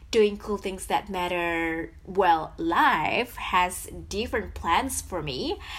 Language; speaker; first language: English; non-native, fluent; Indonesian